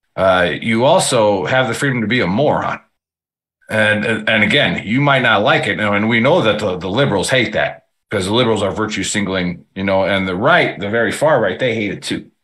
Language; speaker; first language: English; native; English